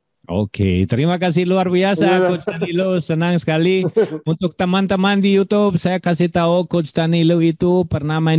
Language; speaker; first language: Indonesian; non-native, fluent; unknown